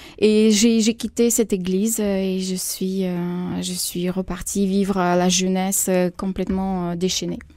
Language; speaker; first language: French; non-native, fluent; Russian